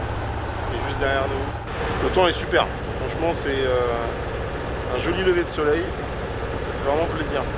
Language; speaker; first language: French; native; French